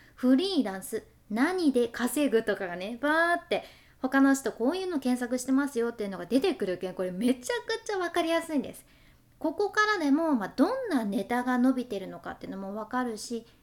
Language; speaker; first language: Japanese; native; Japanese